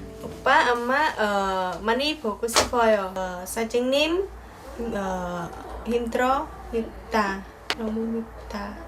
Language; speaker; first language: Korean; non-native, learner; Khmer